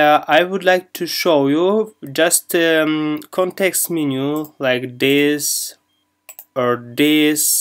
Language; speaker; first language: English; non-native, learner; Russian